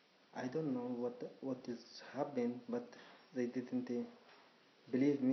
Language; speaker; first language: English; non-native, learner; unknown